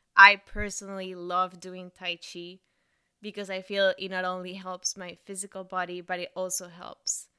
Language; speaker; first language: English; non-native, fluent; Spanish